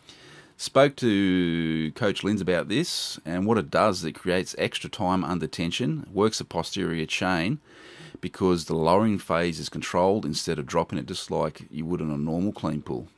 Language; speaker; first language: English; native; English